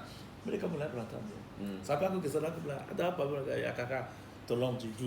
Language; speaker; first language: Indonesian; non-native, fluent; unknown